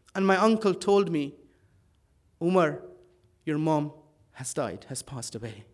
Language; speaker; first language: English; early bilingual, other home language; Dutch